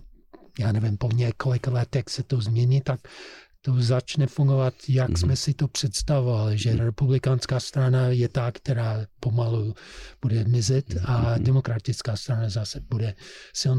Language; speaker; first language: Czech; non-native, fluent; English